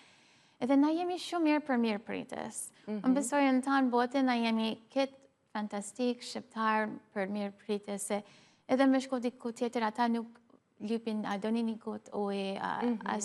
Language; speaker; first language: Albanian; early bilingual, heritage; Albanian